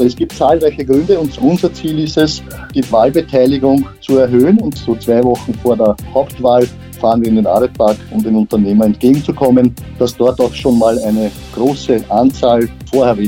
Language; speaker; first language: German; native; German